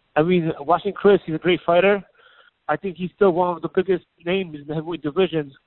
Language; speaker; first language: English; native; English